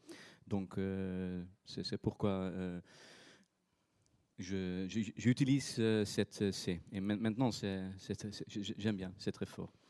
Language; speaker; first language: French; non-native, fluent; Dutch